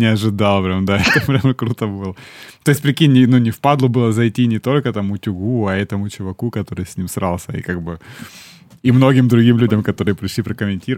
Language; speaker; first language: Russian; native; Russian